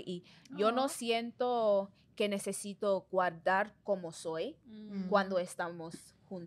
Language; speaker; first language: Spanish; non-native, learner; English